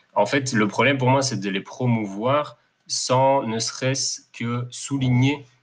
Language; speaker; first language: French; native; French